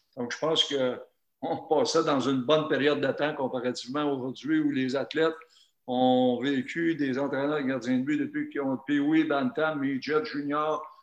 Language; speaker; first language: French; native; French